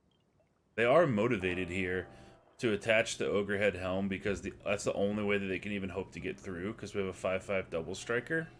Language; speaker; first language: English; native; English